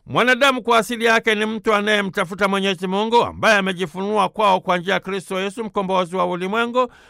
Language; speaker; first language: Swahili; native; Swahili